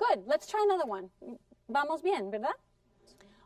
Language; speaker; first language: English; non-native, fluent; Spanish